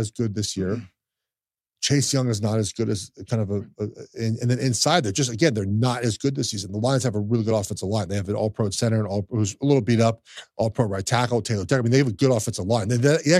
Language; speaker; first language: English; native; English